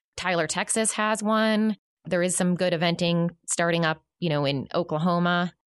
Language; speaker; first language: English; native; English